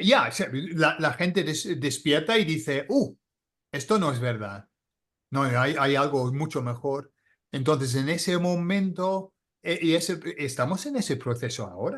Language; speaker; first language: Spanish; non-native, fluent; English